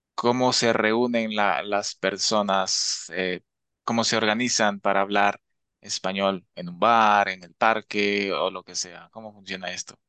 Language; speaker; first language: Spanish; native; Spanish